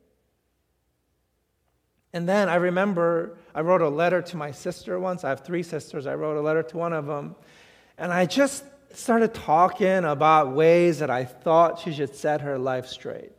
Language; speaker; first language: English; native; English